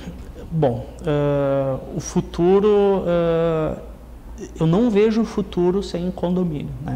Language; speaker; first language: Portuguese; native; Portuguese